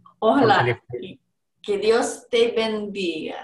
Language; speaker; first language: Spanish; non-native, learner; English